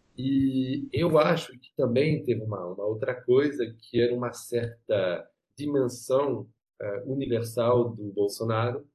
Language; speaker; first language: Portuguese; non-native, fluent; French